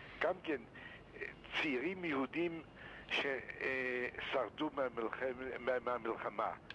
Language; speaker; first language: Hebrew; non-native, fluent; Yiddish